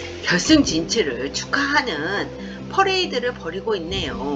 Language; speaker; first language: Korean; native; Korean